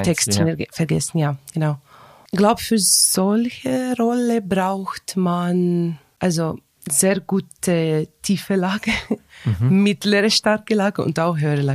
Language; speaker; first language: German; non-native, learner; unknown